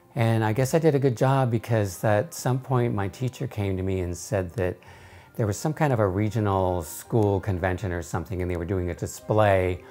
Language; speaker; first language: English; native; English